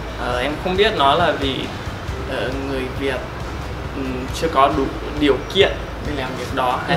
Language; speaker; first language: Vietnamese; non-native, fluent; English